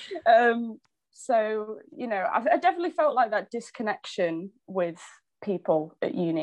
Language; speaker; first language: English; native; English